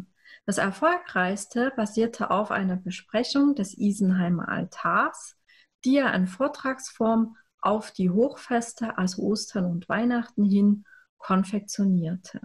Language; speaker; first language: German; native; German